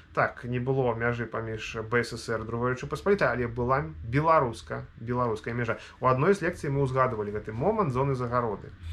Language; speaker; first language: Belarusian; native; Belarusian